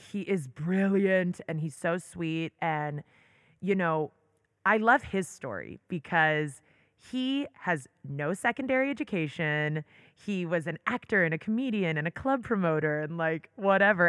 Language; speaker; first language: English; early bilingual, other home language; Hebrew